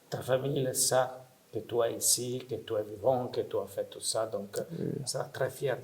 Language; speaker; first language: French; non-native, fluent; Italian